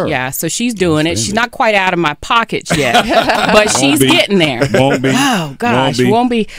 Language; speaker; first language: English; native; English